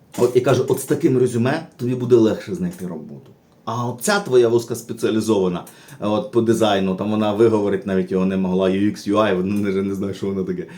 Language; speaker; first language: Ukrainian; native; Ukrainian